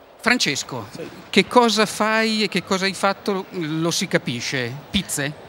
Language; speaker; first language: Italian; native; Italian